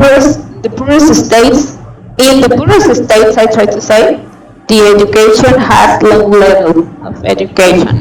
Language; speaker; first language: English; non-native, fluent; Spanish